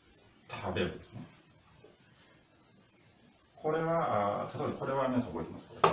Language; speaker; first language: Japanese; non-native, fluent; Russian